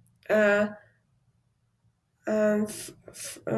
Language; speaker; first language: German; non-native, learner; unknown